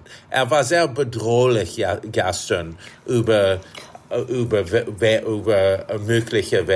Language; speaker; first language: German; non-native, fluent; English